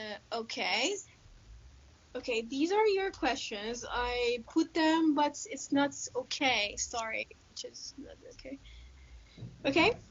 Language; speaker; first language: English; non-native, fluent; Persian